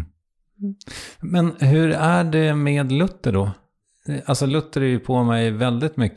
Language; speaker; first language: Swedish; native; Swedish